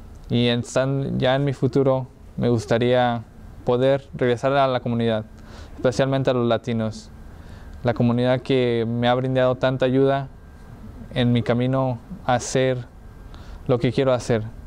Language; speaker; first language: Spanish; early bilingual, heritage; Spanish